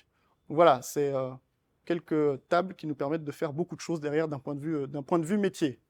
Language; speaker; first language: French; native; French